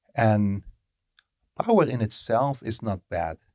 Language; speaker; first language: English; non-native, fluent; Dutch